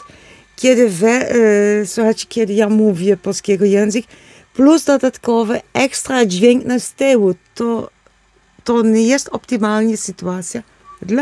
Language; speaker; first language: Polish; non-native, learner; Dutch